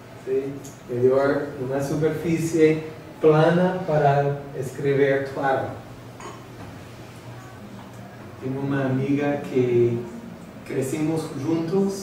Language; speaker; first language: Portuguese; non-native, fluent; English